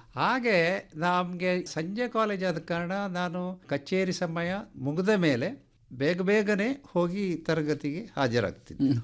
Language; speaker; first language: Kannada; non-native, local second language; Konkani